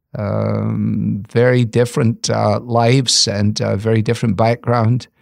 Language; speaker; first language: English; native; English